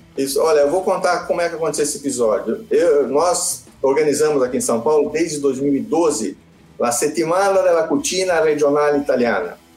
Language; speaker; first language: Portuguese; early bilingual, other home language; Italian